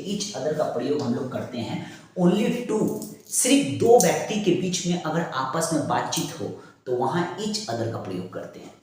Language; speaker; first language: Hindi; native; Hindi